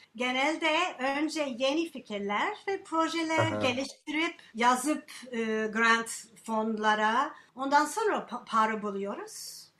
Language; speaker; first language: Turkish; non-native, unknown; English